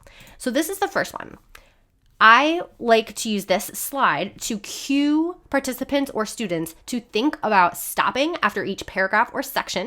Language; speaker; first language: English; native; English